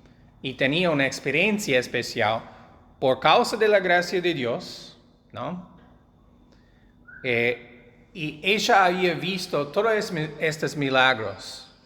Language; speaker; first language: Spanish; non-native, fluent; English